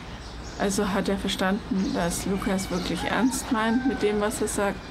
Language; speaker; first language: German; native; German